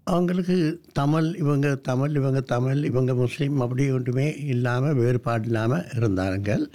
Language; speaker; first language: Tamil; non-native, local second language; Sinhala